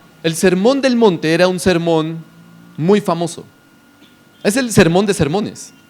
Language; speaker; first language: Spanish; native; Spanish